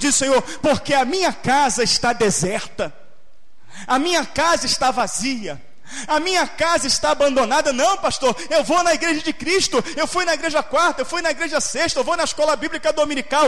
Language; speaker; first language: Portuguese; native; Portuguese